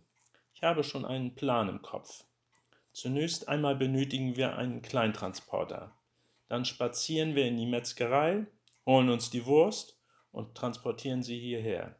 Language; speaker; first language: German; native; German